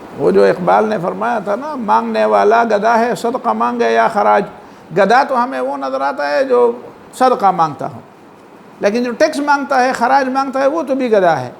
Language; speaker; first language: Urdu; non-native, local second language; Pashto